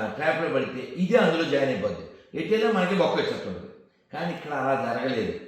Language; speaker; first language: Telugu; native; Telugu